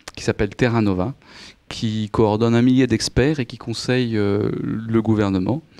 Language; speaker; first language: French; native; French